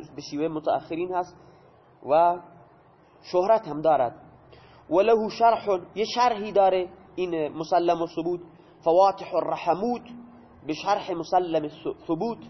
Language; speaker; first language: Persian; native; Persian